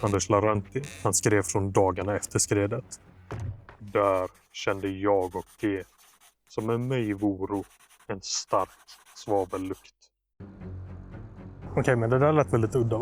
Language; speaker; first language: Swedish; native; Swedish